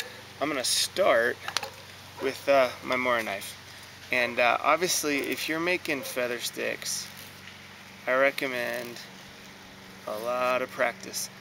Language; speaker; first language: English; native; English